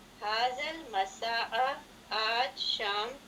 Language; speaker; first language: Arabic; non-native, learner; Urdu